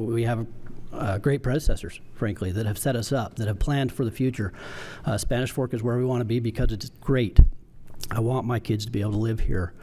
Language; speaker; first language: English; native; English